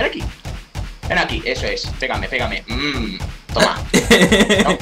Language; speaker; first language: Spanish; native; Spanish